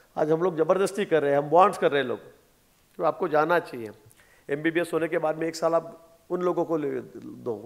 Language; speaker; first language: Hindi; non-native, local second language; Marathi